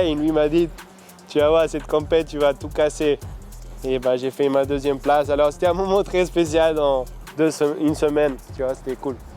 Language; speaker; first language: French; early bilingual, heritage; French